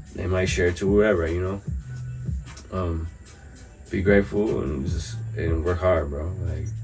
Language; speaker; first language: English; native; English